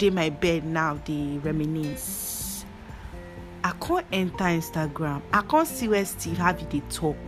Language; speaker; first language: English; non-native, local second language; Yoruba